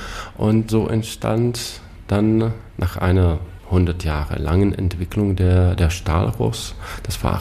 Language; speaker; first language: German; non-native, fluent; Czech